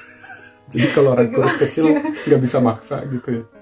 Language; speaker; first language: Indonesian; native; Indonesian